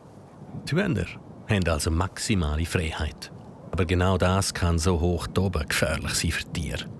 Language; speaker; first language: German; native; German